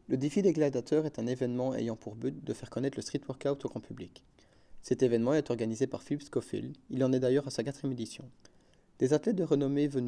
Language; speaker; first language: French; native; French